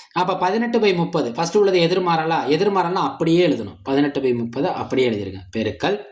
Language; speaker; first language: Tamil; native; Tamil